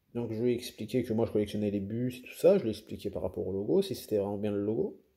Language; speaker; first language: French; native; French